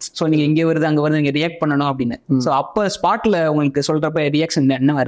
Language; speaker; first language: Tamil; native; Tamil